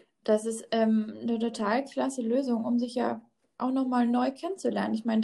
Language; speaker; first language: German; native; German